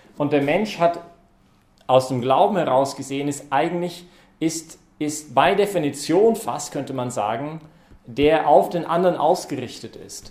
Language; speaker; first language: German; non-native, fluent; English